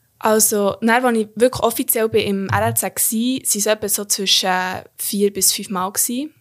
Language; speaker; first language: German; native; German